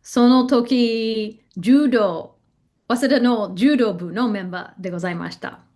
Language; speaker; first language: Japanese; non-native, fluent; English